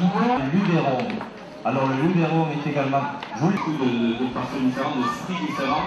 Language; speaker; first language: French; native; French